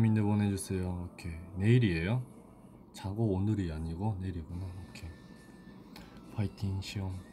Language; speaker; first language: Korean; non-native, fluent; Japanese